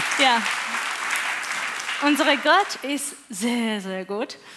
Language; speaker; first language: German; non-native, learner; Persian